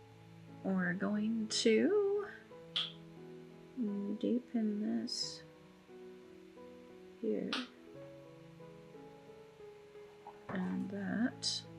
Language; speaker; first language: English; native; English